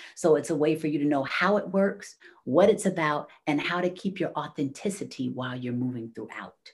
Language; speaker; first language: English; native; English